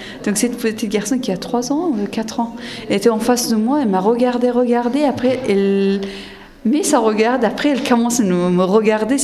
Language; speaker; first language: French; non-native, learner; Persian